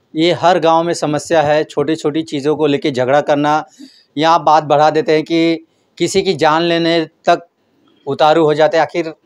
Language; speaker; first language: Hindi; native; Hindi